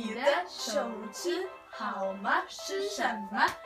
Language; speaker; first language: Chinese; non-native, learner; Norwegian